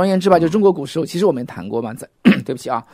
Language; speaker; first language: Chinese; native; Chinese